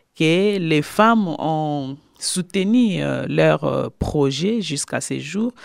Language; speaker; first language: French; non-native, local second language; Lingala